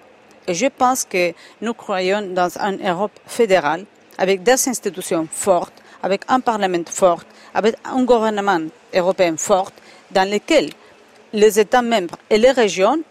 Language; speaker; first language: French; non-native, fluent; Spanish